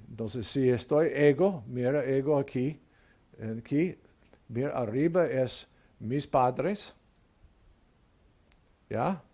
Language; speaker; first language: Spanish; non-native, learner; English